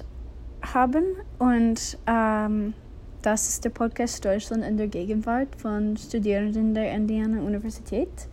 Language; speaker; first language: German; non-native, learner; English